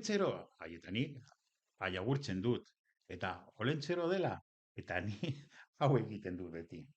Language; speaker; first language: Basque; non-native, local second language; Spanish